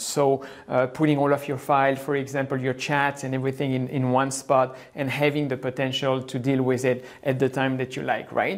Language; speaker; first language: English; non-native, fluent; French